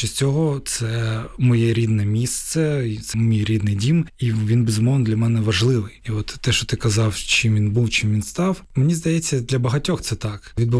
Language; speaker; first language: Ukrainian; native; Ukrainian